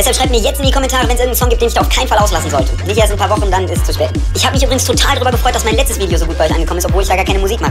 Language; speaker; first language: German; native; German